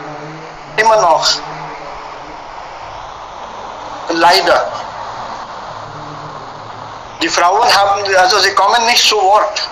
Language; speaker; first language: German; non-native, fluent; Hindi